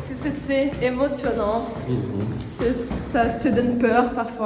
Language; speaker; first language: French; non-native, learner; Portuguese